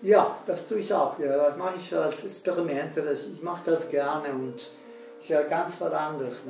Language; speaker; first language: German; non-native, fluent; Spanish